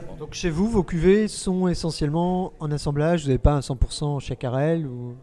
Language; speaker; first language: French; native; French